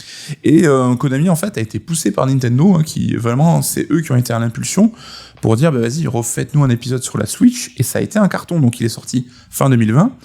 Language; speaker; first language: French; native; French